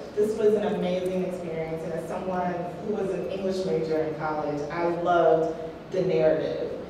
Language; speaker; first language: English; native; English